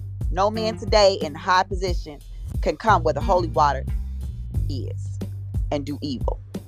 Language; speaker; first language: English; native; English